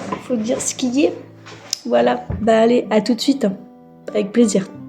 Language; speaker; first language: French; native; French